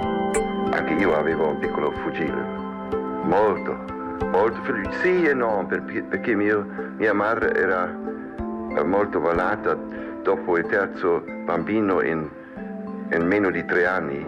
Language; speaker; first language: Italian; non-native, fluent; French